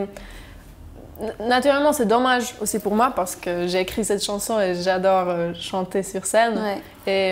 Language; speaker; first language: French; non-native, local second language; German